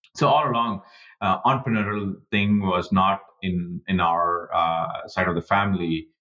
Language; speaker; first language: English; non-native, local second language; Tamil